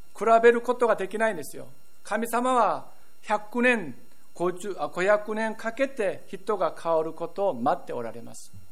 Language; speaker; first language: Japanese; non-native, fluent; Korean